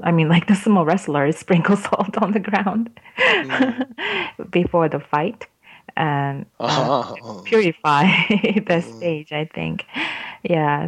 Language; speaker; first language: English; non-native, fluent; Japanese